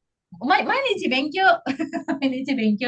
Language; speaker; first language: Japanese; non-native, fluent; Indonesian